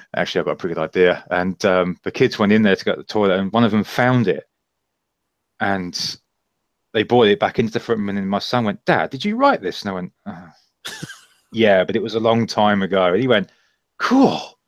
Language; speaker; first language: English; native; English